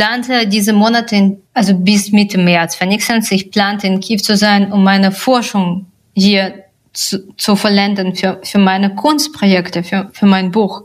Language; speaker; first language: German; non-native, fluent; Russian